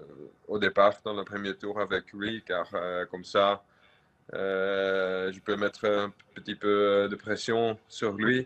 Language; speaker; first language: French; non-native, local second language; Dutch